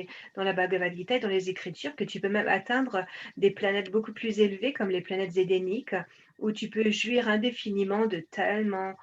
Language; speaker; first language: French; native; French